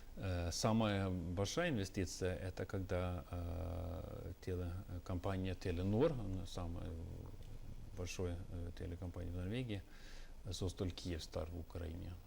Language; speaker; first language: Russian; non-native, fluent; Norwegian